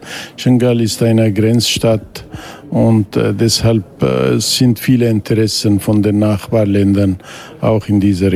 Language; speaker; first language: German; non-native, fluent; Kurdish